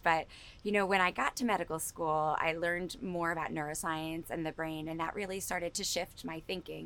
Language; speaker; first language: English; native; English